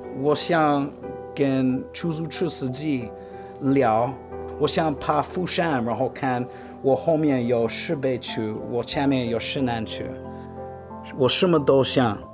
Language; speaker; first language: Chinese; non-native, fluent; English